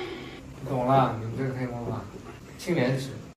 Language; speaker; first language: Chinese; native; Chinese